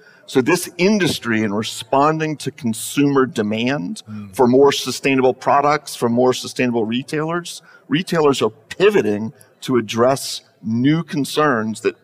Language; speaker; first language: English; native; English